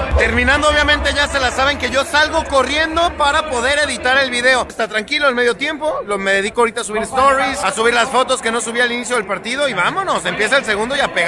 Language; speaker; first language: Spanish; native; Spanish